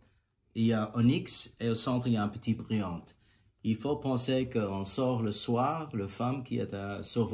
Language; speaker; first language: French; non-native, fluent; English